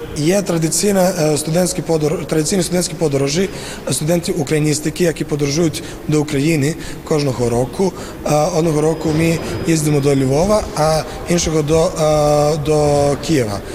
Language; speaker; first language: Ukrainian; non-native, fluent; Serbian